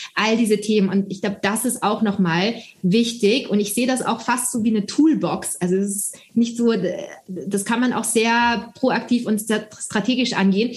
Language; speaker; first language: German; early bilingual, other home language; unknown